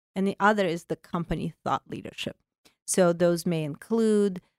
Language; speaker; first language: English; non-native, fluent; Russian